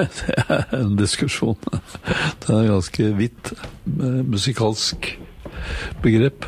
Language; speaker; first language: Norwegian; native; Norwegian